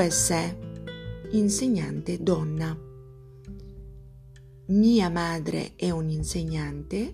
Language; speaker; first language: Italian; non-native, fluent; Albanian